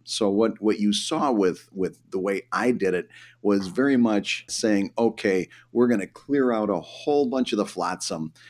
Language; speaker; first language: English; native; English